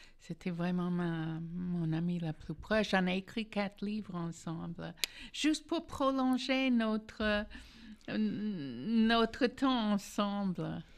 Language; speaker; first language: French; non-native, fluent; English